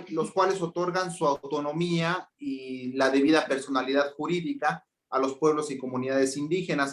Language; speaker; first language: Spanish; native; Spanish